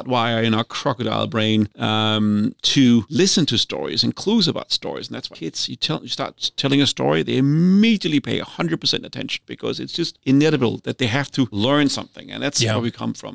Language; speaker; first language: English; non-native, fluent; Danish